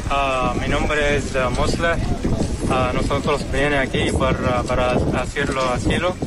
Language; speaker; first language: Spanish; non-native, learner; Arabic